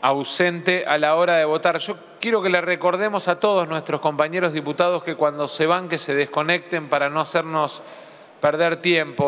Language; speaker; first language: Spanish; native; Spanish